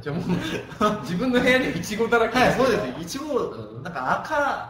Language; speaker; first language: Japanese; non-native, fluent; Korean